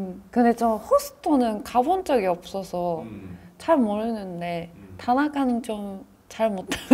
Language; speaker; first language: Korean; non-native, fluent; Japanese